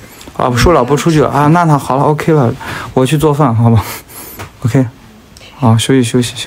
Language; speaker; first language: Chinese; native; Chinese